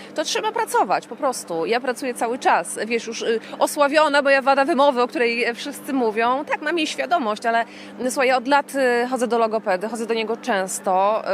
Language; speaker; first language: Polish; native; Polish